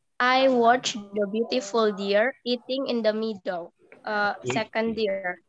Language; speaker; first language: English; non-native, learner; Indonesian